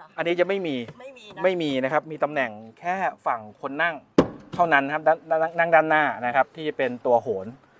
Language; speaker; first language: Thai; native; Thai